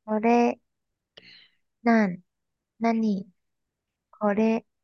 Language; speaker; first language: Japanese; non-native, learner; Chinese